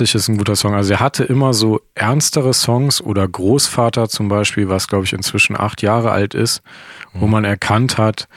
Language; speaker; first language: German; native; German